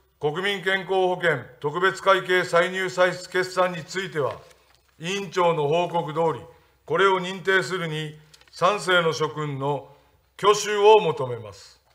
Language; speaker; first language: Japanese; native; Japanese